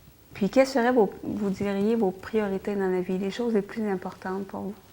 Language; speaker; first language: French; native; French